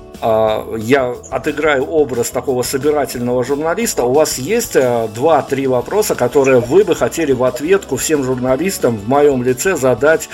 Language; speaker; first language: Russian; native; Russian